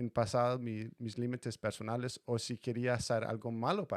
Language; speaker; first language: Spanish; non-native, fluent; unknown